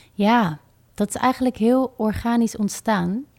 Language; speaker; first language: Dutch; native; Dutch